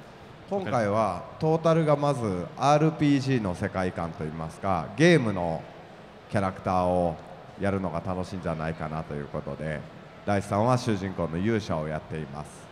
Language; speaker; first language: Japanese; native; Japanese